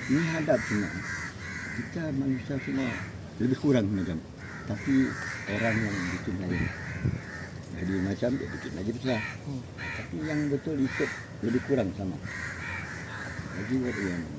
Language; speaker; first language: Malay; non-native, local second language; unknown